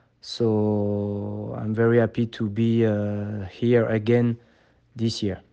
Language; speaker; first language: English; non-native, fluent; French